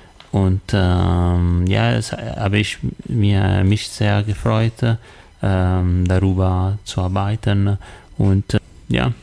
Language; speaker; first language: German; non-native, learner; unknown